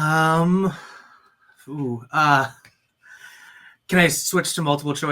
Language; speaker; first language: English; native; English